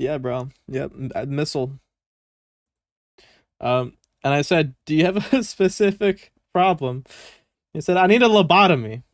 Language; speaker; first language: English; native; English